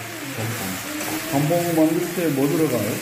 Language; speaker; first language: Korean; non-native, learner; Sinhala